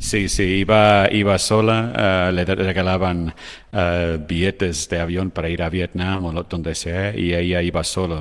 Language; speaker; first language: Spanish; non-native, fluent; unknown